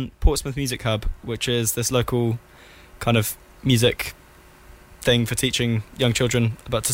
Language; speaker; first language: English; native; English